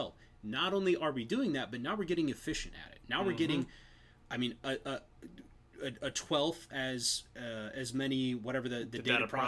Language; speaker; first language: English; native; English